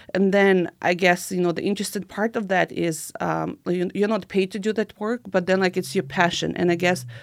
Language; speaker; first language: English; non-native, fluent; Ukrainian